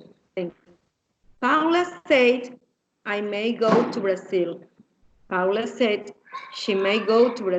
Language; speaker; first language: English; non-native, learner; Spanish